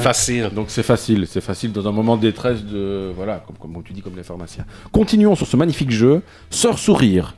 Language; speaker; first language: French; native; French